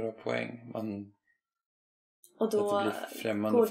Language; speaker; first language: Swedish; native; Swedish